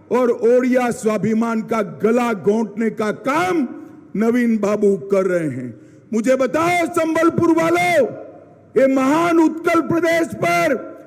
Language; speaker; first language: Hindi; non-native, local second language; Gujarati